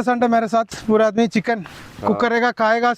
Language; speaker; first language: Hindi; non-native, learner; Malayalam